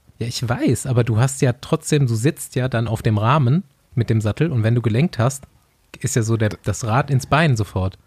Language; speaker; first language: German; native; German